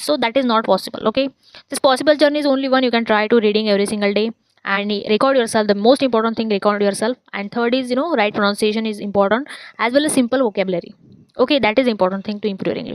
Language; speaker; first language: English; non-native, learner; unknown